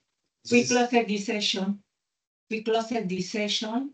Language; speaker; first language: English; non-native, learner; Spanish